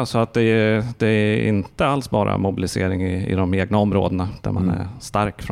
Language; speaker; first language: Swedish; native; Swedish